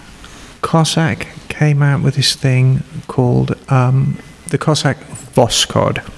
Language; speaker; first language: English; native; English